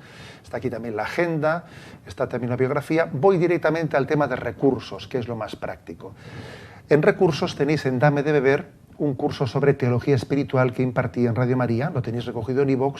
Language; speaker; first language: Spanish; native; Spanish